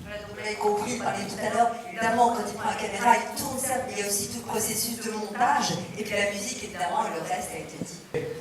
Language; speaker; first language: French; native; French